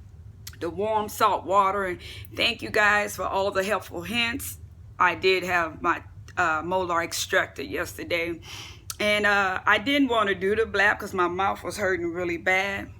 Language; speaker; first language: English; native; English